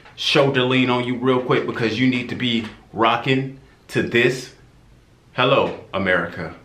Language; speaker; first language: English; native; English